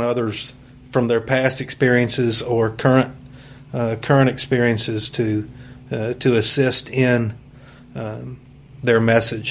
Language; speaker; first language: English; native; English